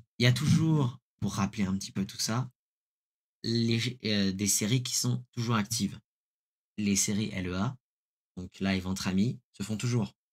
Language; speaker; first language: French; native; French